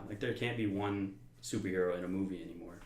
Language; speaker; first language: English; native; English